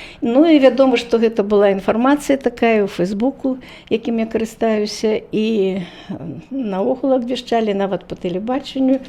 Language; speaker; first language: Belarusian; native; Belarusian